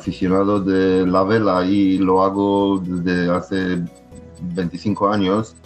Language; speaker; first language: Spanish; non-native, fluent; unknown